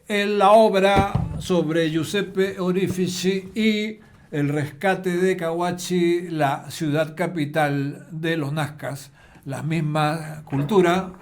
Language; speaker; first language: Spanish; native; Spanish